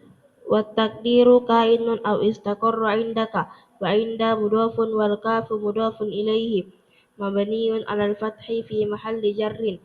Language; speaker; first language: Arabic; non-native, learner; Indonesian